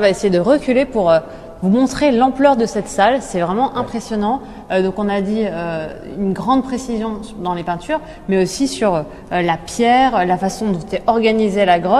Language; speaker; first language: French; native; French